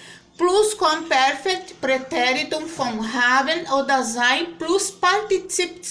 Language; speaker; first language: German; non-native, fluent; Portuguese